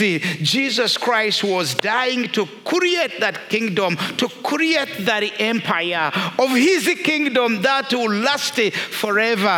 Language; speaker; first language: English; non-native, local second language; Kinyarwanda